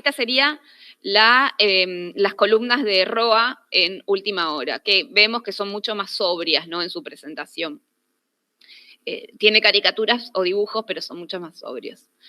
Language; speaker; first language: Spanish; native; Spanish